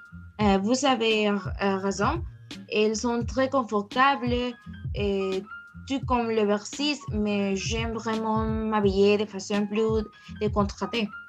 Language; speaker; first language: French; non-native, learner; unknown